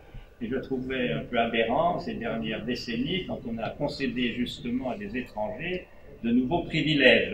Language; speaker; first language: French; non-native, local second language; Arabic